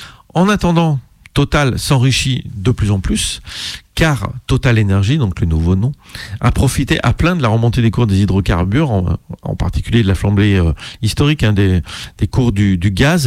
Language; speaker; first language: French; native; French